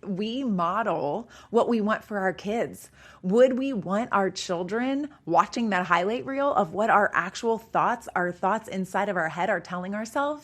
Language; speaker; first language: English; native; English